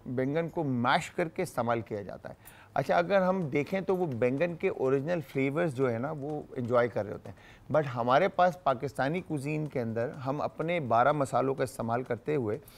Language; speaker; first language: Urdu; native; Urdu